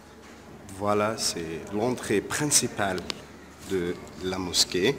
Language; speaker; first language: French; non-native, fluent; Arabic